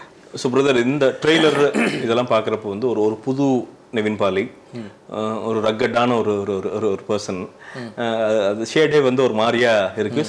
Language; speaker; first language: Tamil; native; Tamil